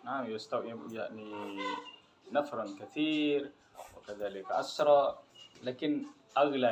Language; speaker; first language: Arabic; non-native, learner; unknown